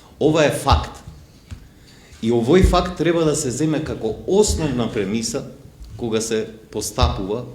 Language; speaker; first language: Macedonian; non-native, local second language; Albanian